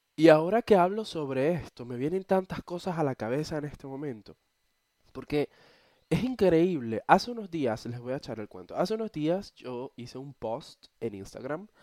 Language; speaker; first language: Spanish; native; Spanish